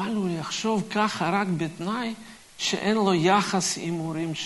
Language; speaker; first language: Hebrew; non-native, fluent; Russian